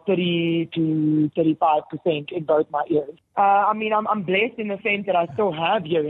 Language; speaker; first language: English; native; English